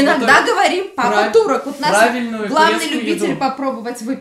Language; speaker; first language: Russian; native; Russian